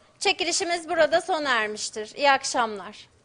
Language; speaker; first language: Turkish; native; Turkish